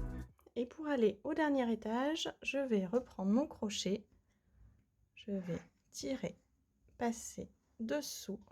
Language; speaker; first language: French; native; French